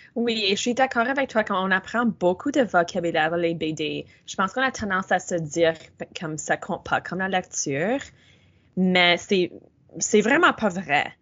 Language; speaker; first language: French; native; French